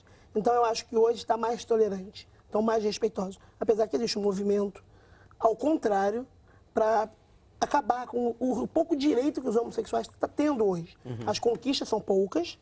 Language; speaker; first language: Portuguese; native; Portuguese